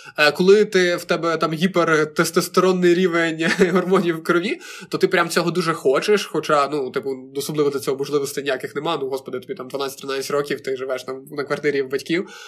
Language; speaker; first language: Ukrainian; native; Ukrainian